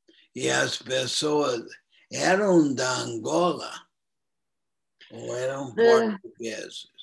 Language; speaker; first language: Portuguese; non-native, fluent; English